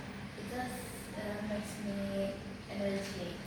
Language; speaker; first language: English; non-native, learner; Indonesian